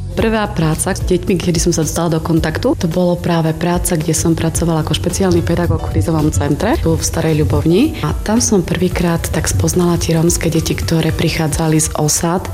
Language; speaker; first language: Slovak; non-native, local second language; Romany